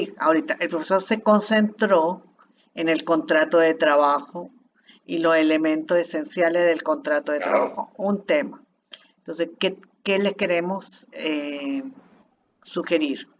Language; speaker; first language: Spanish; native; Spanish